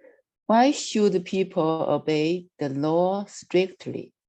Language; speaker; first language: English; non-native, learner; Chinese